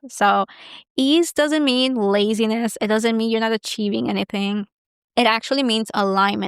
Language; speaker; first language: English; native; English